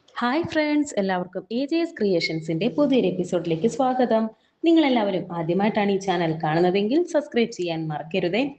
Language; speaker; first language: Malayalam; native; Malayalam